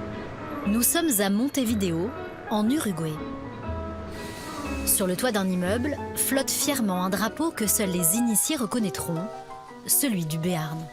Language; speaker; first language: French; native; French